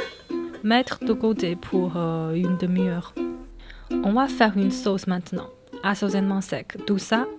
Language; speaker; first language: French; non-native, fluent; Chinese